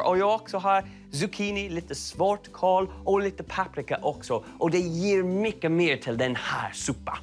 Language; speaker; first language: Swedish; non-native, learner; English